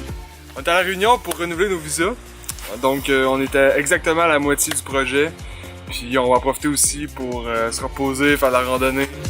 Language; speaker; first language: French; native; French